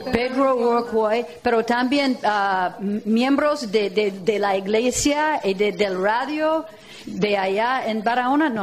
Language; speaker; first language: Spanish; non-native, fluent; English